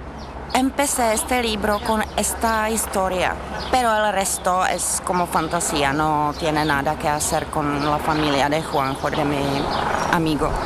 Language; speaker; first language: Spanish; non-native, learner; Czech